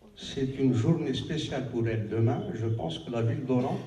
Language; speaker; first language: French; non-native, local second language; Arabic